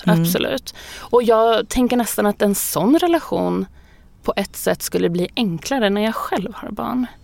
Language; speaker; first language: Swedish; native; Swedish